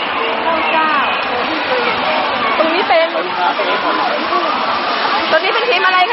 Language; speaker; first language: Thai; native; Thai